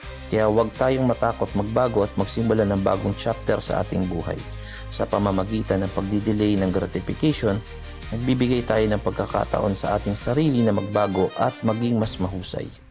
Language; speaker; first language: Filipino; native; Filipino